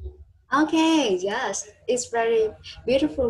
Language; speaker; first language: English; non-native, fluent; Vietnamese